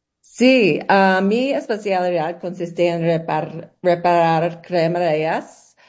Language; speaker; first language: Spanish; non-native, learner; English